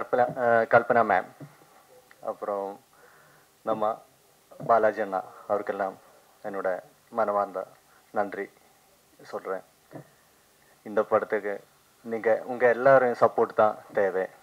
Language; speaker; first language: Tamil; non-native, learner; Malayalam